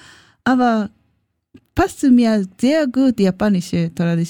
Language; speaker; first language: German; non-native, learner; Japanese